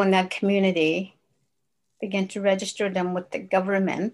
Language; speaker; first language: English; non-native, fluent; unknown